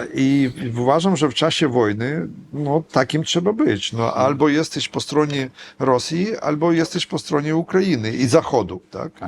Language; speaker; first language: Polish; non-native, fluent; Ukrainian